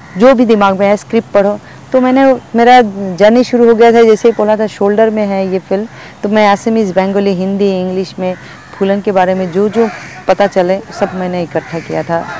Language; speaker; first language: Hindi; non-native, local second language; Bangla